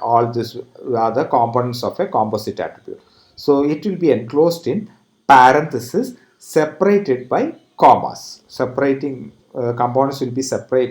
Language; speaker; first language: English; non-native, local second language; Malayalam